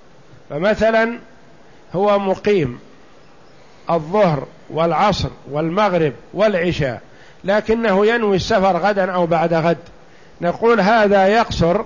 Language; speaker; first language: Arabic; native; Arabic